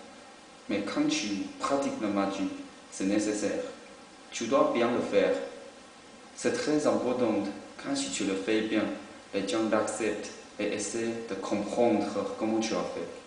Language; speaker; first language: French; non-native, learner; Chinese